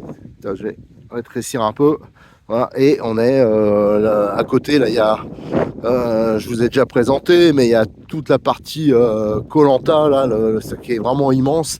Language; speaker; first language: French; native; French